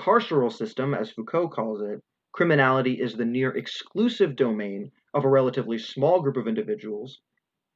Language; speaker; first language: English; native; English